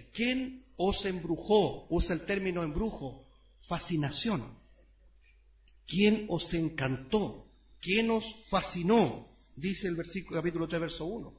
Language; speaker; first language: Spanish; native; Spanish